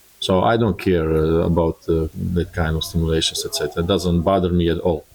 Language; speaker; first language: English; non-native, learner; Croatian